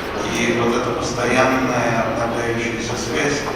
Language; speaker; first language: Russian; native; Russian